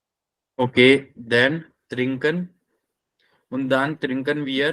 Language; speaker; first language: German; non-native, fluent; Hindi